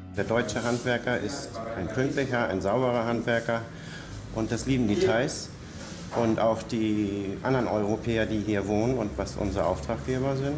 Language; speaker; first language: German; native; German